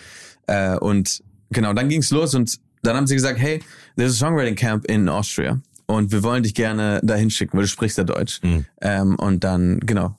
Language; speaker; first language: German; early bilingual, heritage; German